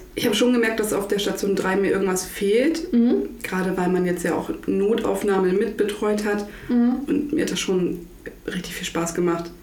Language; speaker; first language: German; native; German